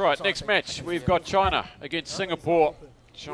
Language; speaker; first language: English; native; English